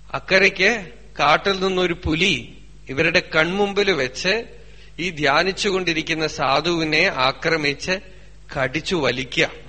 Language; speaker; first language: Malayalam; native; Malayalam